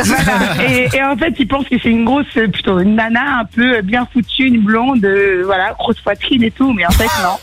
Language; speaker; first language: French; native; French